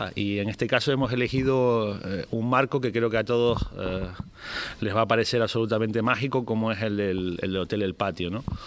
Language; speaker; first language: Spanish; native; Spanish